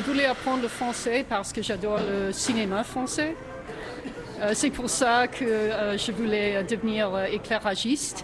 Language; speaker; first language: French; non-native, fluent; English